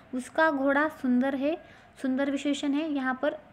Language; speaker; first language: Hindi; non-native, local second language; Marathi